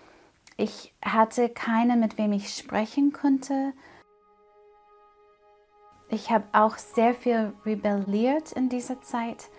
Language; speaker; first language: German; non-native, fluent; English